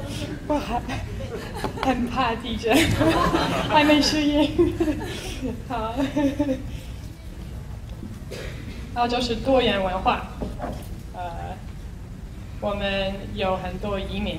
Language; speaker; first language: Chinese; non-native, fluent; English